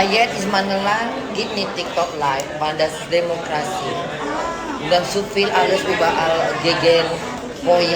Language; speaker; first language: German; non-native, learner; Indonesian